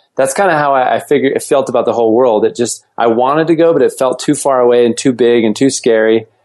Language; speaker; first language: English; native; English